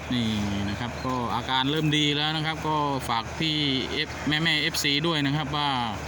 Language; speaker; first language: Thai; non-native, local second language; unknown